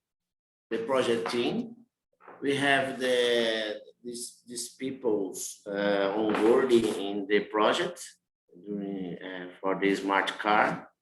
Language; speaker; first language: English; non-native, learner; Portuguese